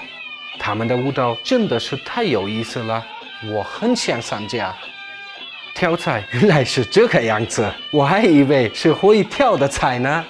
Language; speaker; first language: Chinese; non-native, fluent; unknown